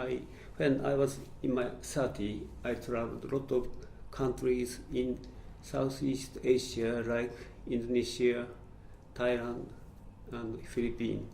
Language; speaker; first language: English; non-native, fluent; Japanese